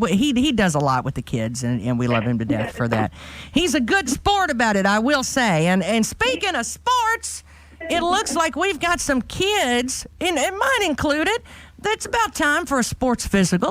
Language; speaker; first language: English; native; English